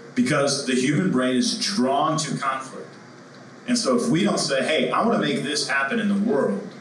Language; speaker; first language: English; native; English